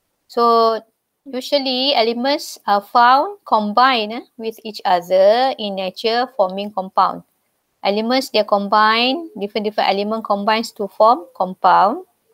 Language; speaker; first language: English; non-native, local second language; Malay